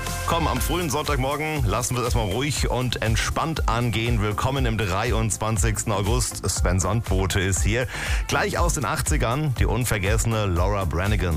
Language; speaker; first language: German; native; German